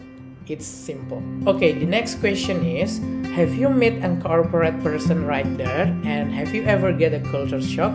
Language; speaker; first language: English; non-native, learner; Indonesian